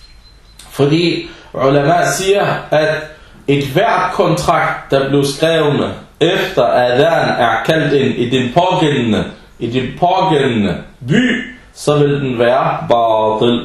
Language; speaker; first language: Danish; non-native, fluent; Arabic